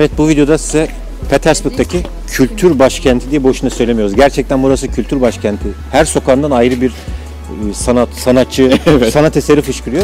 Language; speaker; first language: Turkish; native; Turkish